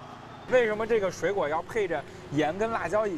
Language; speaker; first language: Chinese; native; Chinese